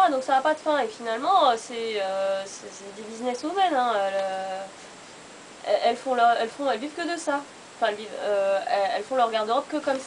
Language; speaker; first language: French; native; French